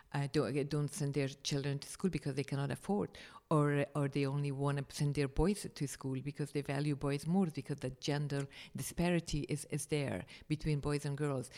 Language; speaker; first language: English; non-native, fluent; Persian